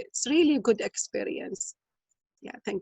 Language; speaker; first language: English; non-native, learner; Arabic